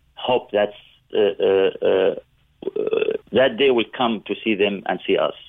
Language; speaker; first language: English; non-native, learner; Arabic